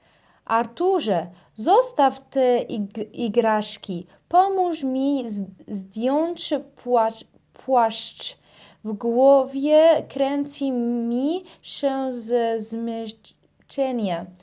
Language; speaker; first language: Polish; non-native, learner; Arabic